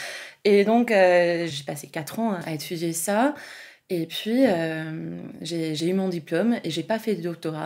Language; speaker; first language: French; non-native, fluent; English